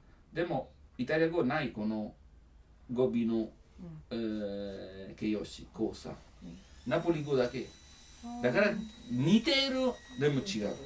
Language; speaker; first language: Japanese; non-native, learner; Italian